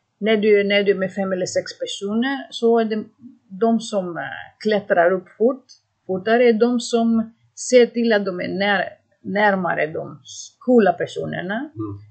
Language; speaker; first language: Swedish; non-native, fluent; Greek